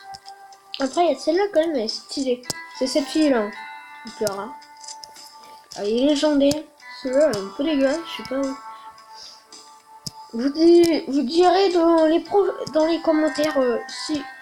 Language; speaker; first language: French; native; French